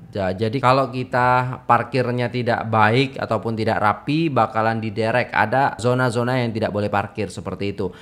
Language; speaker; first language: Indonesian; native; Indonesian